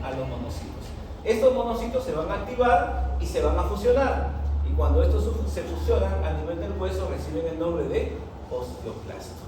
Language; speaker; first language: Spanish; native; Spanish